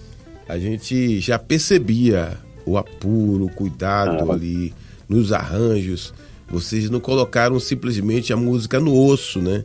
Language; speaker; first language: Portuguese; native; Portuguese